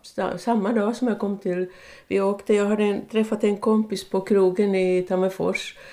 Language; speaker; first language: Swedish; non-native, local second language; Finnish